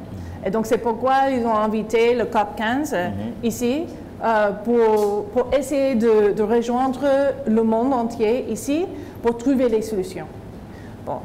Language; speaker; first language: French; non-native, fluent; English